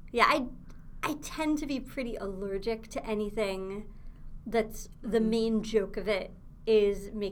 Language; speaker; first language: English; native; English